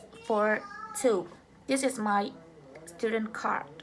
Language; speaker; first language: English; non-native, learner; Vietnamese